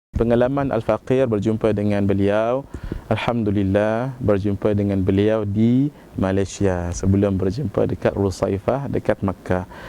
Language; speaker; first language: Malay; native; Malay